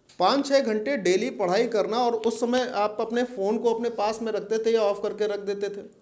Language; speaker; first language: Hindi; native; Hindi